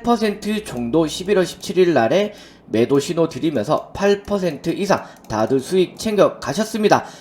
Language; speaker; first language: Korean; native; Korean